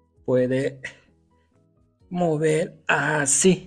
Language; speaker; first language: Spanish; non-native, learner; Japanese